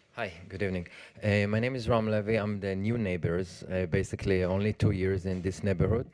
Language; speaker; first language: English; non-native, learner; Hebrew